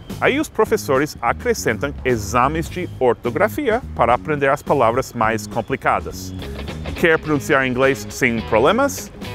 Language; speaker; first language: Portuguese; non-native, fluent; English